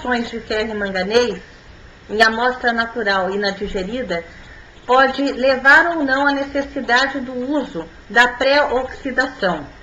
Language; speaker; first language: Portuguese; native; Portuguese